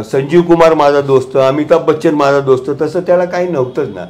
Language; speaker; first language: Marathi; non-native, local second language; Gujarati